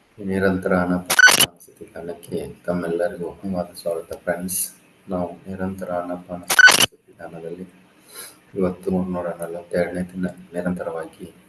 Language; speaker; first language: Kannada; native; Kannada